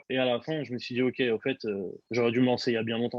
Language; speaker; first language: French; native; French